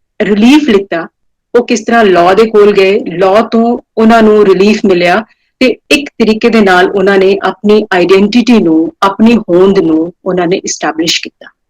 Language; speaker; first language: Punjabi; non-native, local second language; Hindi